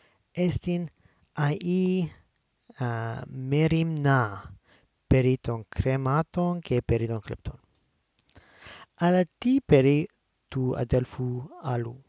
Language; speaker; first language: Greek; non-native, learner; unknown